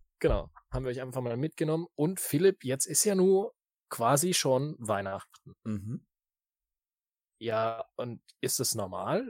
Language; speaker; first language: German; native; German